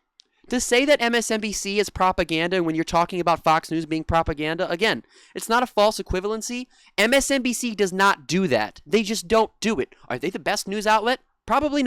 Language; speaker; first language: English; native; English